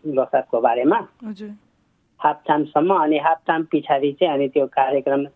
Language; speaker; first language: Nepali; non-native, local second language; Sherpa